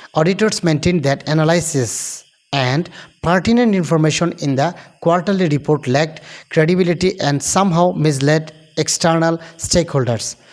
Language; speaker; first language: English; non-native, local second language; Bangla